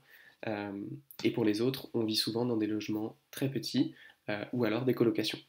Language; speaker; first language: French; native; French